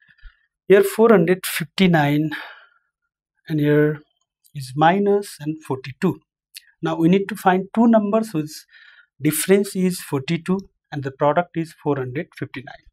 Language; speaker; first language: English; non-native, local second language; Nepali